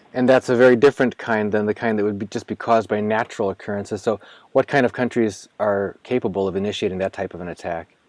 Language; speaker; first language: English; native; English